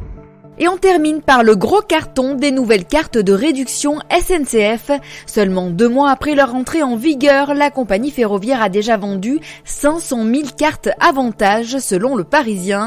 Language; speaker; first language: French; native; French